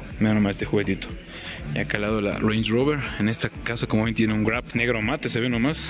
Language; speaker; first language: Spanish; native; Spanish